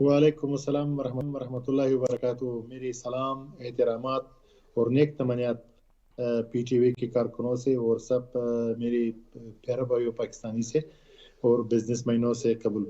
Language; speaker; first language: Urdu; non-native, learner; Pashto